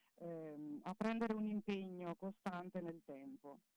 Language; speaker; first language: Italian; native; Italian